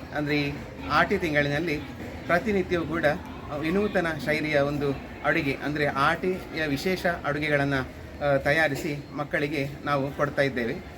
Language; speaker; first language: Kannada; native; Kannada